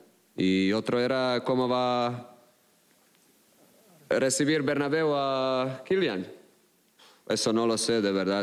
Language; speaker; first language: Spanish; non-native, fluent; Croatian